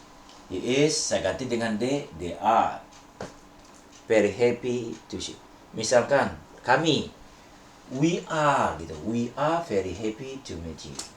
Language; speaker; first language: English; non-native, fluent; Indonesian